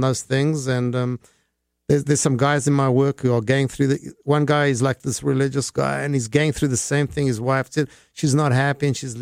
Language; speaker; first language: English; native; English